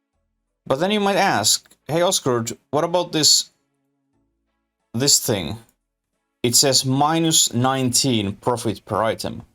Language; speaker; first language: English; non-native, learner; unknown